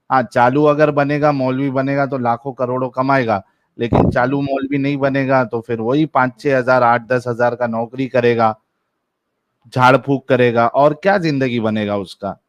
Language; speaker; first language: Hindi; native; Hindi